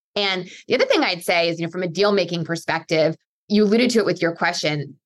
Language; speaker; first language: English; native; English